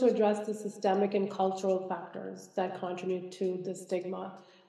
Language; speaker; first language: English; non-native, local second language; Malayalam